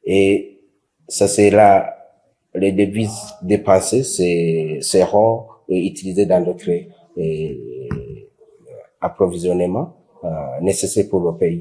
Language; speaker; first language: French; non-native, local second language; Rundi